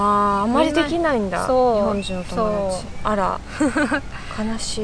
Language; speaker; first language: Japanese; non-native, fluent; Russian